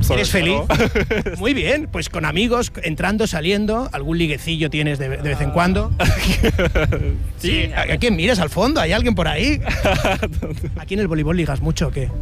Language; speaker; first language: Spanish; native; Spanish